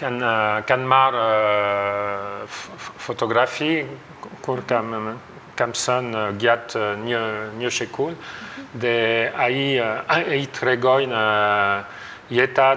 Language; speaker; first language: Albanian; non-native, learner; French